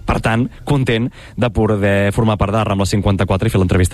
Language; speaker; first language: Catalan; native; Catalan